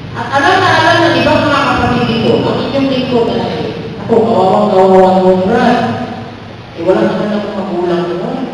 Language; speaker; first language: Filipino; non-native, local second language; Cebuano